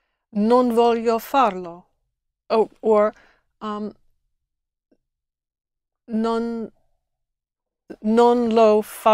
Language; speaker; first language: Italian; non-native, learner; English